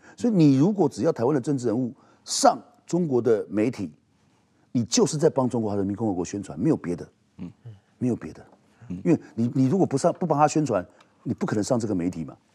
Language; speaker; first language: Chinese; native; Chinese